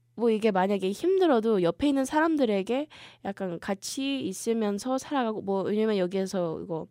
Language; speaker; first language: Korean; early bilingual, heritage; Korean